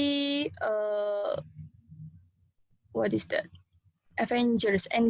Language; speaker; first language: English; non-native, learner; Indonesian